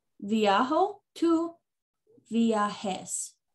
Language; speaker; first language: Spanish; non-native, learner; English